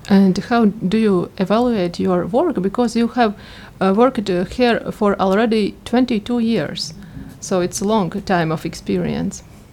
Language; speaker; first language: English; non-native, learner; Latvian